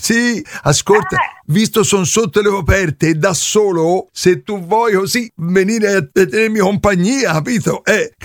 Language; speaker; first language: Italian; native; Italian